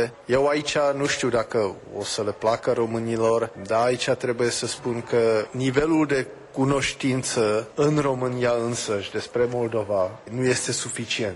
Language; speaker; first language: Romanian; non-native, fluent; Czech